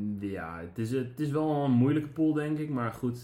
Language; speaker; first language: Dutch; native; Dutch